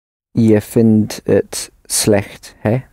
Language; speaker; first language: Dutch; non-native, learner; English